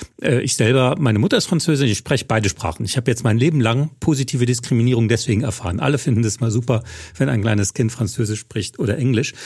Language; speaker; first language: German; native; German